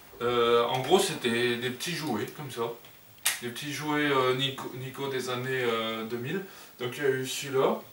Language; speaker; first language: French; native; French